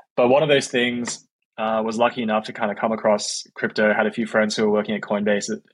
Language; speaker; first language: English; native; English